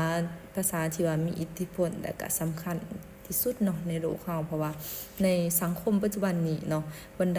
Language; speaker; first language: Thai; non-native, local second language; Lao